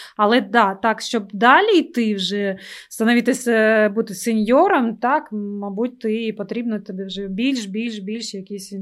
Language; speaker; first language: Ukrainian; non-native, local second language; Russian